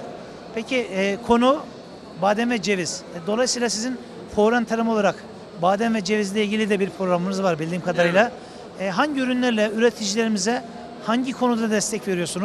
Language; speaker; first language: Turkish; native; Turkish